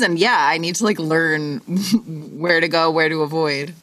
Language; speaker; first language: English; native; English